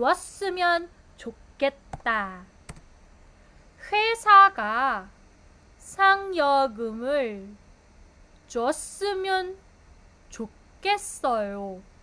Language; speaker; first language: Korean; non-native, fluent; Filipino